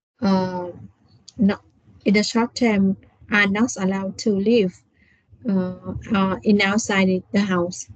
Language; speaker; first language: English; non-native, learner; Vietnamese